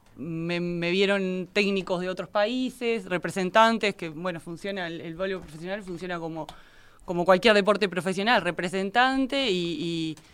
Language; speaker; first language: Spanish; native; Spanish